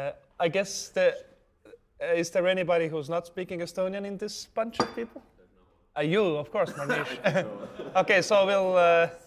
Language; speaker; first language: English; non-native, fluent; Estonian